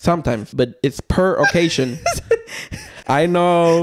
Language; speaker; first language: English; early bilingual, other home language; Spanish